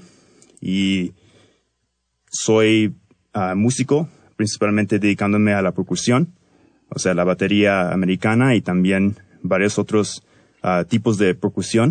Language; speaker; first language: Spanish; early bilingual, heritage; Spanish